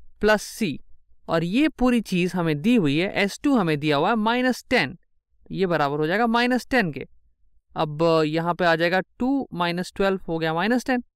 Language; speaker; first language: Hindi; native; Hindi